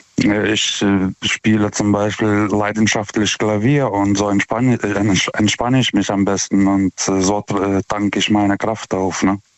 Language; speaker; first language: German; non-native, fluent; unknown